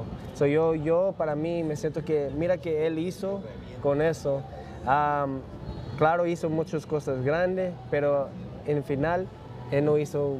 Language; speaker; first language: Spanish; early bilingual, heritage; English